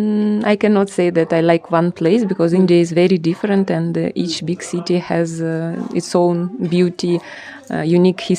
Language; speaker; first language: English; non-native, fluent; Russian